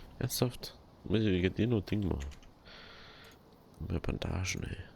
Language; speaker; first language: German; native; German